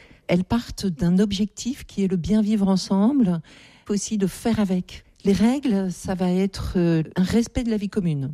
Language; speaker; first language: French; native; French